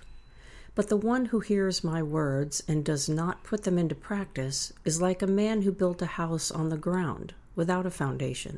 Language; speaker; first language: English; native; English